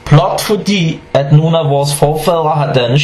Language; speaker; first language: Danish; non-native, fluent; Arabic